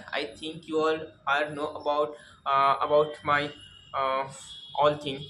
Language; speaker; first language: English; non-native, learner; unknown